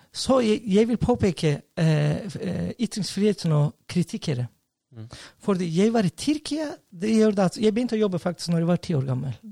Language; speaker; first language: Norwegian; non-native, fluent; Turkish